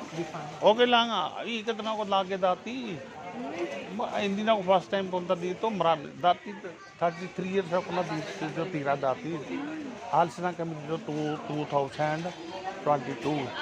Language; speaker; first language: Filipino; non-native, learner; Punjabi